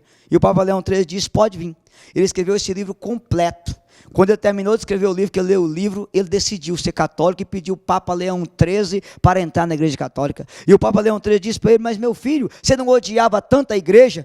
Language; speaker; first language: Portuguese; native; Portuguese